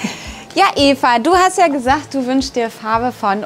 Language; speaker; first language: German; native; German